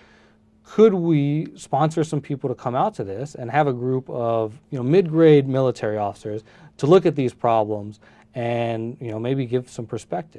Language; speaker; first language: English; early bilingual, other home language; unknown